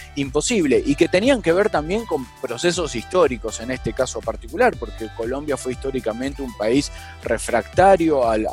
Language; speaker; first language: Spanish; native; Spanish